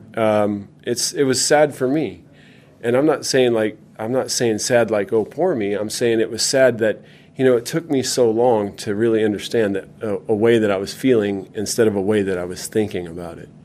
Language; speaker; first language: English; native; English